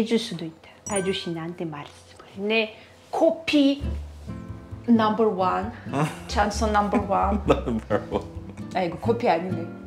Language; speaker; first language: Korean; non-native, learner; Russian